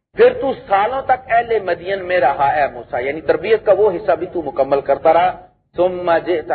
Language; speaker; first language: Urdu; non-native, local second language; Punjabi